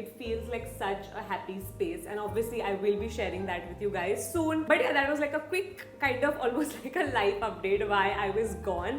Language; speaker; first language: English; non-native, local second language; Hindi